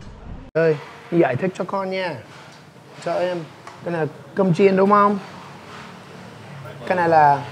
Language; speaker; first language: Vietnamese; non-native, fluent; English